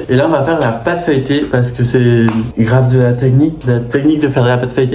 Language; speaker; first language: French; native; French